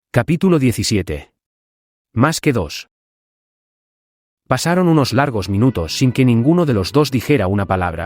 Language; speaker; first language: Spanish; native; Spanish